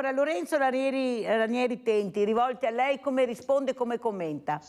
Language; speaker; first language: Italian; native; Italian